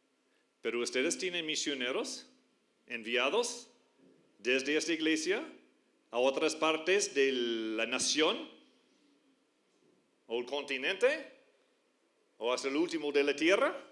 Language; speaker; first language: Spanish; non-native, fluent; English